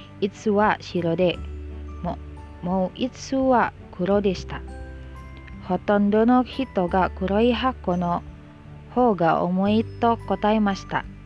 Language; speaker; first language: Japanese; non-native, learner; Indonesian